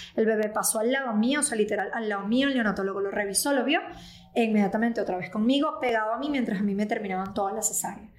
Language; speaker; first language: Spanish; native; Spanish